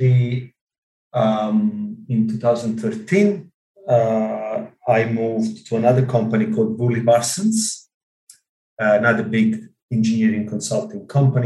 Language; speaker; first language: English; non-native, fluent; Italian